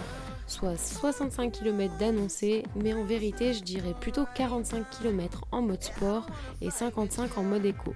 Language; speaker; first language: French; native; French